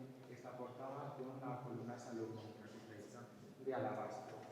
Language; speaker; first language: Spanish; native; Spanish